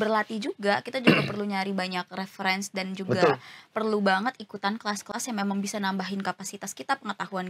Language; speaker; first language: Indonesian; native; Indonesian